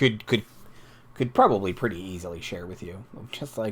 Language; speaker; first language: English; native; English